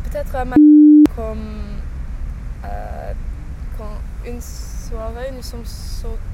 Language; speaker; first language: French; non-native, fluent; English